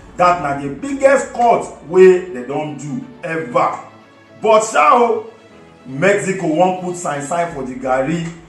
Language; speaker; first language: Nigerian Pidgin; non-native, local second language; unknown